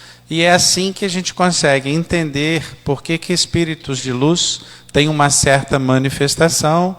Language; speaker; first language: Portuguese; native; Portuguese